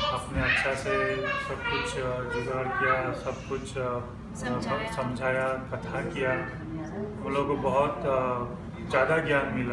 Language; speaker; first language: Hindi; native; Hindi